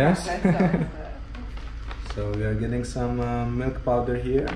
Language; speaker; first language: English; non-native, fluent; Azerbaijani